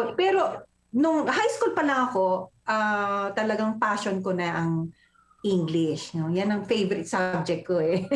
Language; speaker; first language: Filipino; native; Filipino